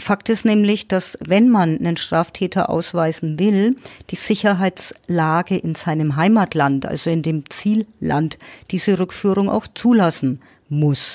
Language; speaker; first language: German; native; German